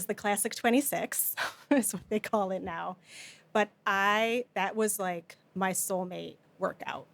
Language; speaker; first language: English; native; English